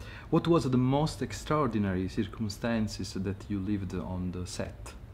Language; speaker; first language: English; non-native, learner; Italian